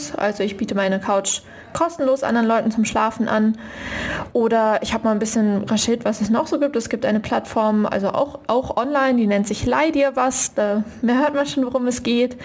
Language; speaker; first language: German; native; German